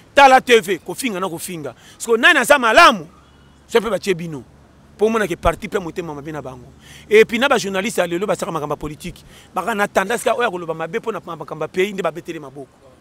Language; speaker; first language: Lingala; non-native, local second language; Kongo